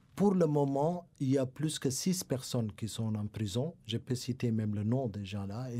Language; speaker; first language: French; non-native, local second language; Somali